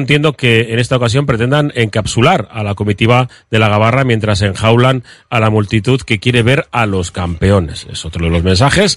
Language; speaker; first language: Spanish; native; Spanish